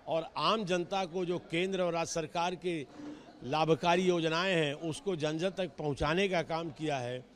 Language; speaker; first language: Hindi; native; Hindi